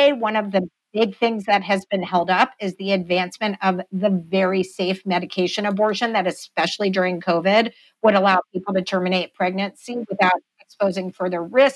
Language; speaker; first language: English; native; English